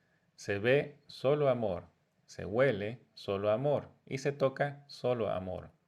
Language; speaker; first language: Spanish; native; Spanish